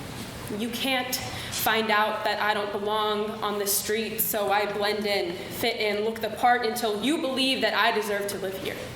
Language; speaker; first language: English; native; English